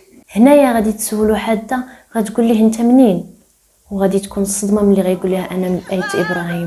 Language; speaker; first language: Arabic; native; Arabic